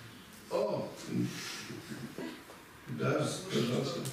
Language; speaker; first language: Russian; non-native, learner; English